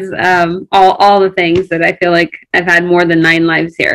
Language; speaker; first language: English; early bilingual, other home language; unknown